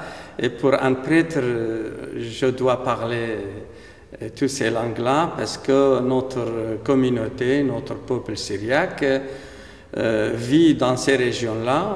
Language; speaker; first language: French; non-native, fluent; Aramaic